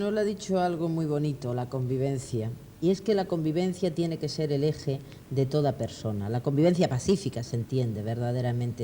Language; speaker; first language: Spanish; native; Spanish